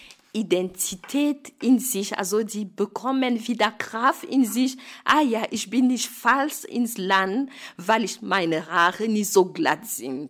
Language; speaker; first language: German; non-native, fluent; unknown